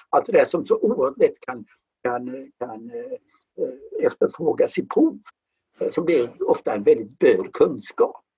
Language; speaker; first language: Swedish; native; Swedish